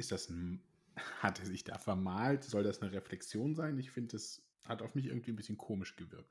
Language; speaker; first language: German; native; German